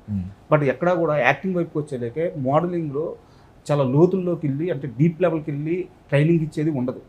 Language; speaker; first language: Telugu; native; Telugu